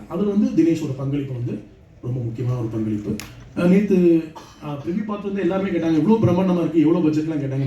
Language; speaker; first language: Tamil; native; Tamil